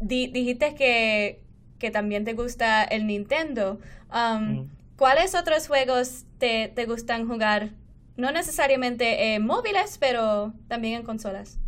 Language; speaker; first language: Spanish; non-native, fluent; English